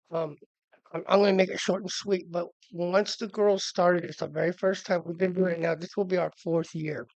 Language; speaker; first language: English; native; English